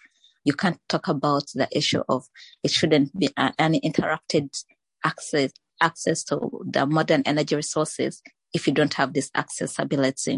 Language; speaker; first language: English; non-native, local second language; Ganda